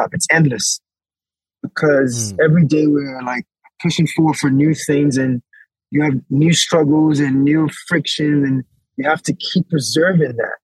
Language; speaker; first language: English; non-native, local second language; Yoruba